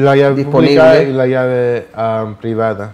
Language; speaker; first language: Spanish; early bilingual, heritage; Spanish